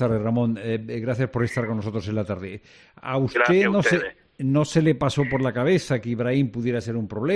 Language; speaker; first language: Spanish; native; Spanish